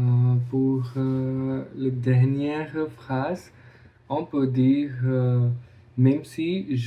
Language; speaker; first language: French; non-native, learner; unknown